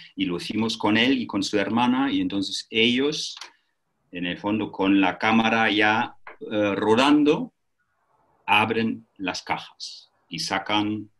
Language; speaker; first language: Spanish; non-native, fluent; German